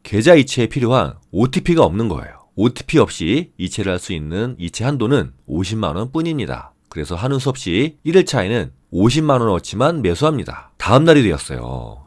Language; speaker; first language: Korean; native; Korean